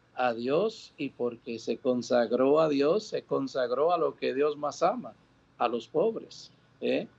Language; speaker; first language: Spanish; native; Spanish